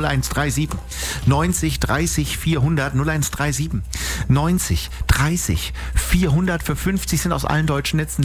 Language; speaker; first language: German; native; German